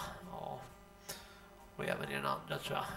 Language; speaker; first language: Swedish; native; Swedish